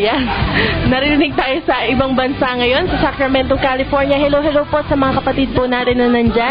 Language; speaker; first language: Filipino; native; Filipino